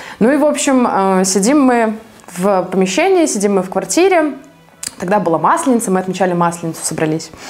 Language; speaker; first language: Russian; native; Russian